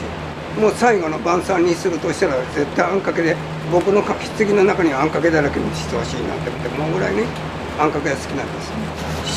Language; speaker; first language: Japanese; native; Japanese